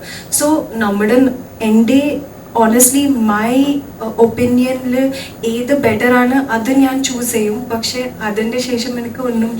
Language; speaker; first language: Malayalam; non-native, learner; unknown